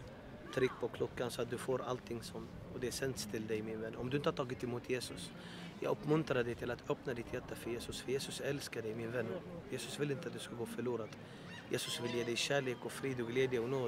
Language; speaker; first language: Swedish; non-native, fluent; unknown